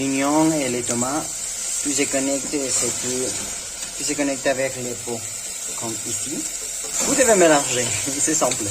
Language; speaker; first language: French; non-native, learner; Spanish